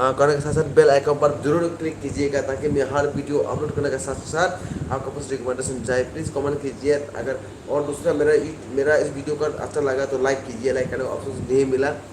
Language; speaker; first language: Hindi; non-native, local second language; Kok Borok